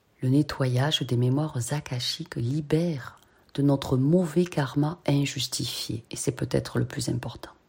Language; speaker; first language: French; native; French